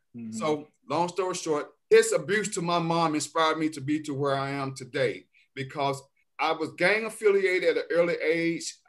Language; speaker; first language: English; native; English